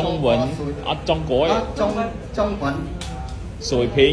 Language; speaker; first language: Chinese; non-native, learner; Khmer